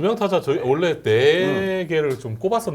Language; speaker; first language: Korean; native; Korean